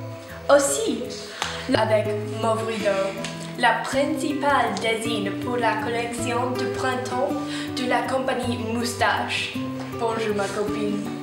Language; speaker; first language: French; non-native, learner; English